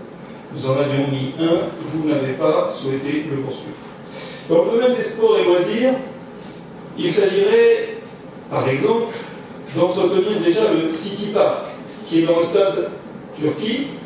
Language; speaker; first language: French; native; French